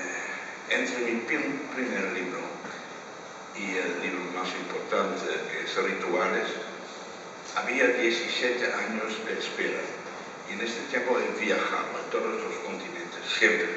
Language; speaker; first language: Spanish; non-native, fluent; Dutch